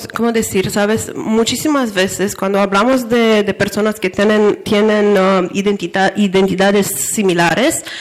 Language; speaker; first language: Spanish; non-native, fluent; Romanian